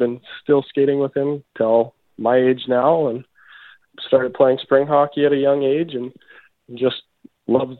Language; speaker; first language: English; native; English